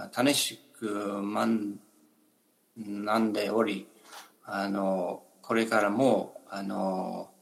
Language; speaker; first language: Japanese; non-native, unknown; English